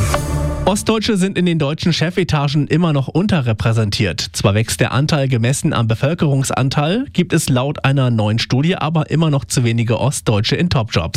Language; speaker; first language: German; native; German